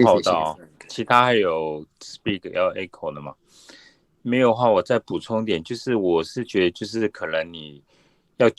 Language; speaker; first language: Chinese; native; Chinese